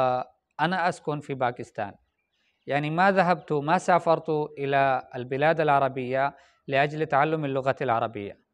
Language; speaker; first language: Arabic; non-native, fluent; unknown